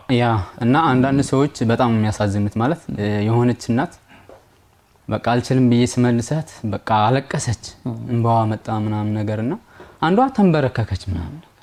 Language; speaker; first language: Amharic; native; Amharic